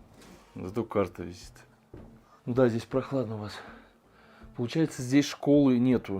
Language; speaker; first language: Russian; native; Russian